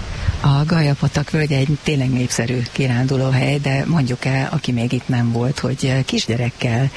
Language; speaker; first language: Hungarian; native; Hungarian